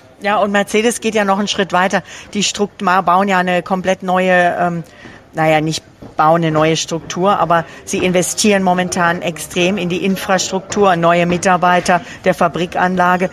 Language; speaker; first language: German; native; German